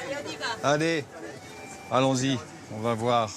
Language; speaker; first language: French; native; French